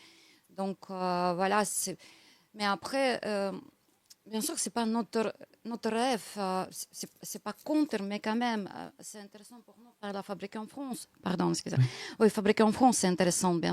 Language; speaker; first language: French; non-native, learner; Russian